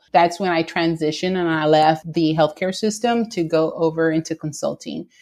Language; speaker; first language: English; native; English